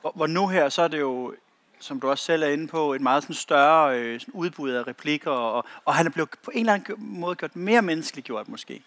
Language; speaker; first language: Danish; native; Danish